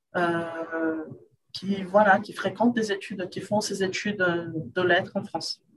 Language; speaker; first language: French; non-native, fluent; Portuguese